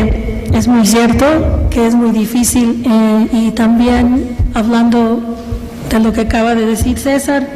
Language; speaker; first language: Spanish; early bilingual, heritage; Spanish